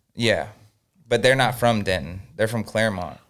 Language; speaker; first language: English; native; English